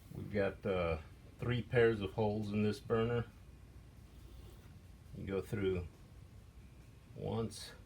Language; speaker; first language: English; native; English